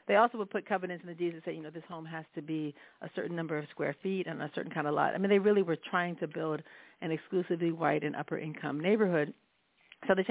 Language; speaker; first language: English; native; English